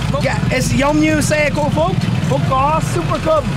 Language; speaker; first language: Vietnamese; non-native, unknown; English